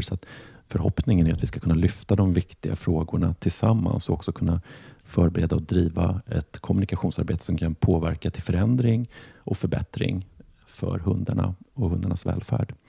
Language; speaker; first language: Swedish; native; Swedish